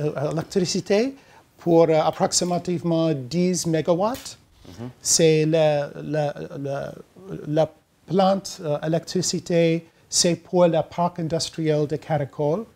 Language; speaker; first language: French; non-native, learner; English